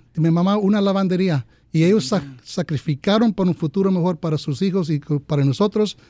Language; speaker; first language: Spanish; early bilingual, heritage; Spanish